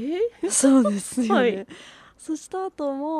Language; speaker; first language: Japanese; non-native, learner; Persian